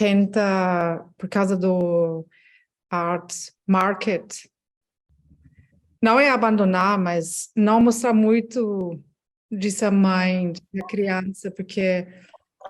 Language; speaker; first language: Portuguese; non-native, fluent; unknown